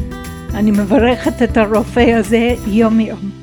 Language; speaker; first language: Hebrew; non-native, fluent; English